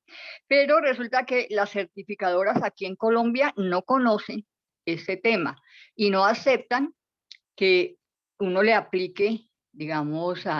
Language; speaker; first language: Spanish; native; Spanish